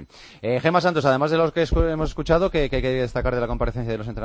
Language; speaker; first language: Spanish; native; Spanish